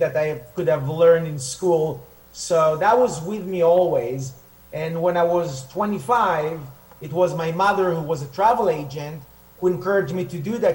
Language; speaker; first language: English; non-native, fluent; Hebrew